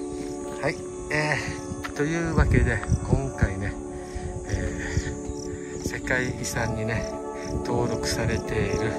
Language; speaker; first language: Japanese; native; Japanese